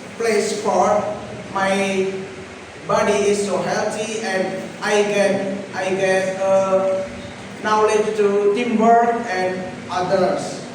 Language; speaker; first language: English; non-native, learner; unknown